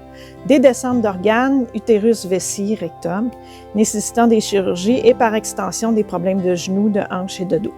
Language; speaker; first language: French; native; French